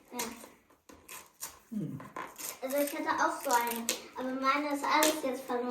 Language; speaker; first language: German; early bilingual, other home language; Marathi